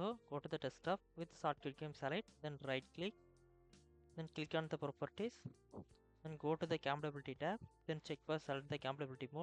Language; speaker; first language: English; non-native, learner; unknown